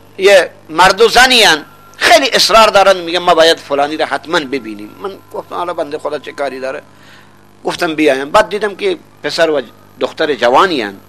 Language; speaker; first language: Persian; non-native, local second language; Baluchi